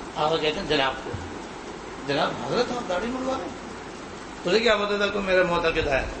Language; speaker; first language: Urdu; native; Urdu